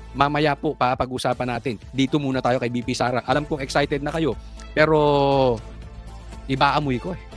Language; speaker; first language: Filipino; native; Filipino